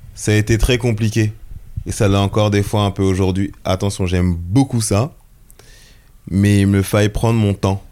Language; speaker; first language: French; native; French